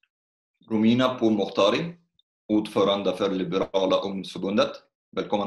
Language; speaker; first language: Swedish; non-native, fluent; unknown